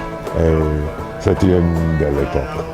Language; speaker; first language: French; non-native, fluent; English